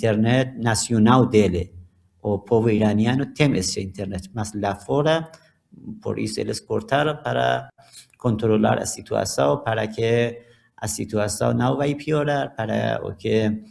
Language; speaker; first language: Portuguese; non-native, learner; Persian